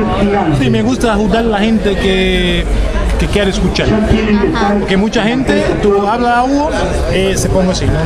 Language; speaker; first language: Spanish; non-native, learner; Portuguese